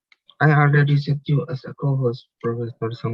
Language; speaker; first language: English; non-native, learner; Indonesian